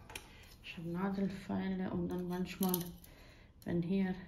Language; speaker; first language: German; non-native, fluent; Croatian